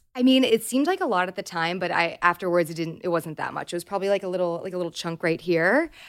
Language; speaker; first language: English; native; English